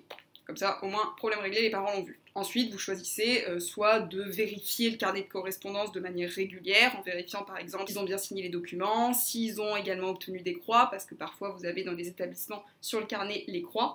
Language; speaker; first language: French; native; French